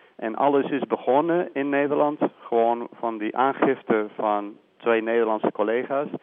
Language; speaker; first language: Dutch; non-native, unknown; Spanish